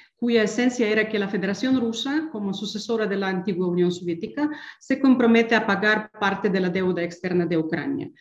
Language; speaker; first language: Spanish; non-native, fluent; Ukrainian